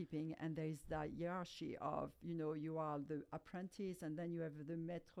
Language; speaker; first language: English; non-native, fluent; French